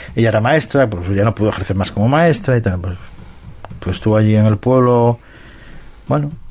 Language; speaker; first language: Spanish; native; Spanish